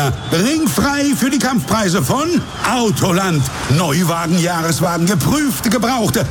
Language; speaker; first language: German; native; German